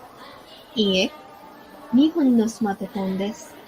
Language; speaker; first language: Japanese; non-native, learner; Filipino